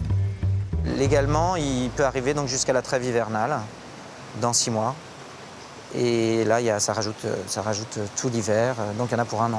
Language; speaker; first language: French; native; French